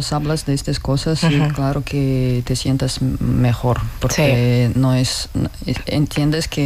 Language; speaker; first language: Spanish; non-native, learner; Russian